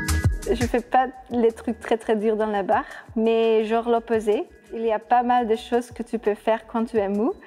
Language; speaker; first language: French; non-native, fluent; Dutch